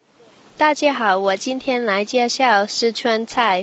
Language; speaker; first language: Chinese; non-native, fluent; English